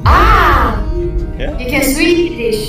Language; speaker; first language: English; non-native, fluent; Swedish